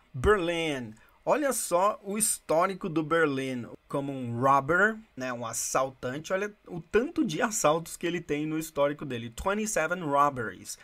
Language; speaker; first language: Portuguese; native; Portuguese